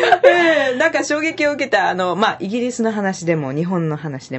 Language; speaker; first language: Japanese; native; Japanese